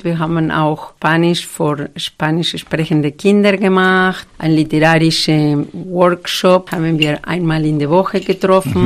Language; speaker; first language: German; non-native, fluent; Spanish